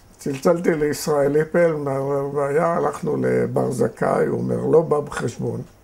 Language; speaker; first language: Hebrew; native; Hebrew